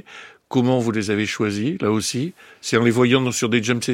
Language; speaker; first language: French; native; French